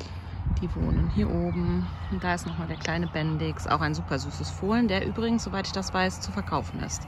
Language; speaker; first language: German; native; German